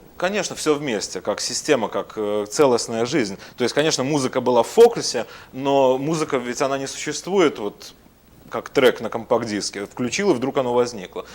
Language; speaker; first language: Russian; native; Russian